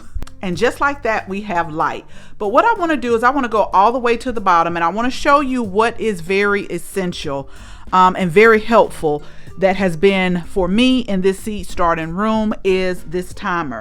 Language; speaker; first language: English; native; English